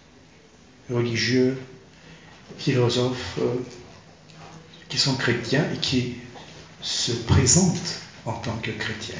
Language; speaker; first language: French; non-native, fluent; Turkish